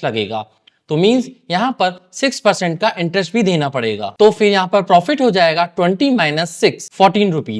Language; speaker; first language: Hindi; native; Hindi